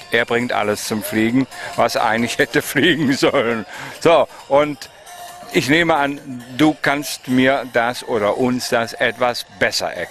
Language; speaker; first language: German; native; German